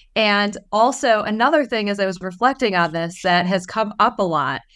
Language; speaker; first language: English; native; English